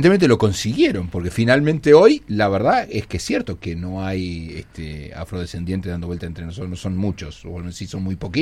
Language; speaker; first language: Spanish; native; Spanish